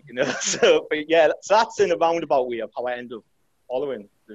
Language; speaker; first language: English; native; English